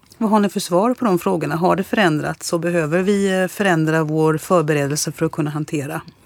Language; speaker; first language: Swedish; native; Swedish